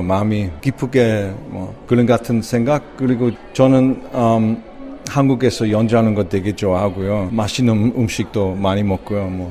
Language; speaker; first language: Korean; early bilingual, heritage; English